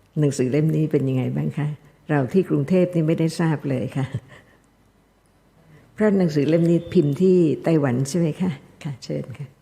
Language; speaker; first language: Thai; native; Thai